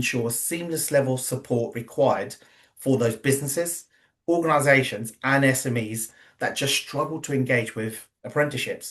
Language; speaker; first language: English; native; English